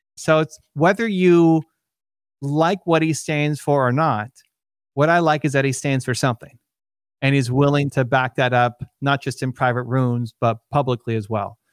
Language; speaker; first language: English; native; English